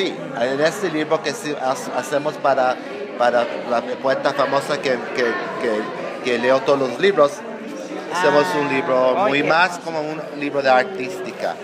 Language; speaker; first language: Spanish; non-native, learner; English